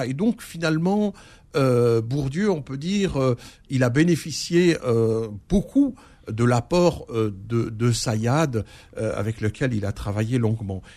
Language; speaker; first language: French; early bilingual, other home language; Arabic